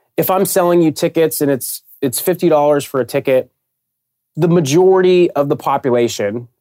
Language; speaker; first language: English; native; English